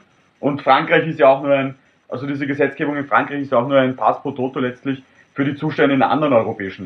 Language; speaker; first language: German; native; German